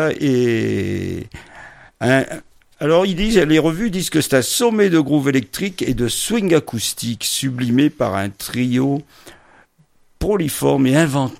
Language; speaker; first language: French; native; French